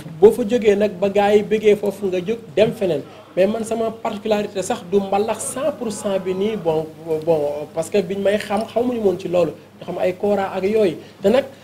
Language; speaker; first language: Wolof; non-native, local second language; Fula